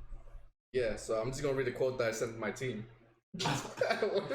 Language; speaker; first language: English; native; English